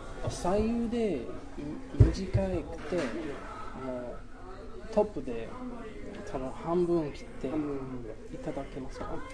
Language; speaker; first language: Japanese; non-native, learner; English